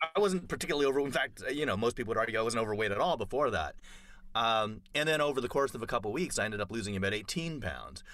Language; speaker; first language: English; native; English